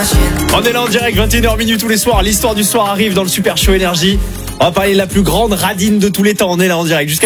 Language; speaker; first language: French; native; French